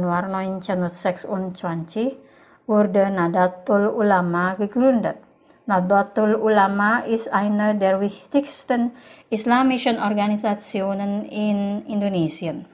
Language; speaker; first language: German; non-native, fluent; Indonesian